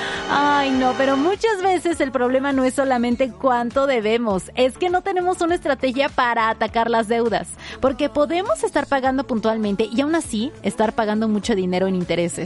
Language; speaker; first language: Spanish; native; Spanish